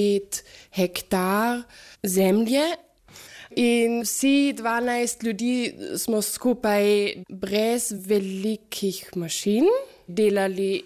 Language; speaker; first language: Slovenian; non-native, fluent; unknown